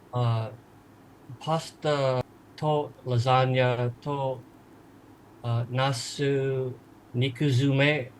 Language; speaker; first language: Japanese; non-native, learner; English